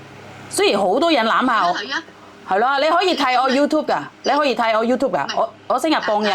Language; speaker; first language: Cantonese; non-native, fluent; Javanese